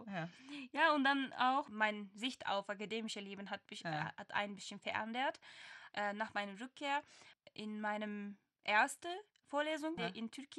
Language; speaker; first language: German; non-native, learner; Turkish